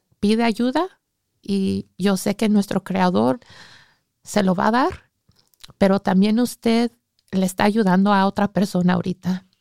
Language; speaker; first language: Spanish; early bilingual, heritage; English